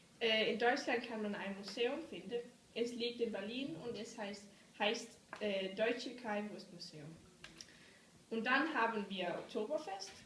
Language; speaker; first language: German; non-native, learner; Danish